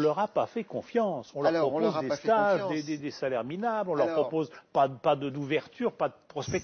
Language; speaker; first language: French; native; French